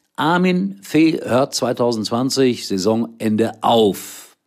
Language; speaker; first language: German; native; German